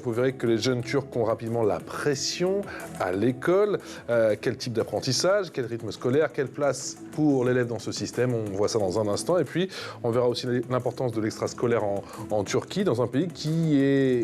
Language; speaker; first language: French; native; French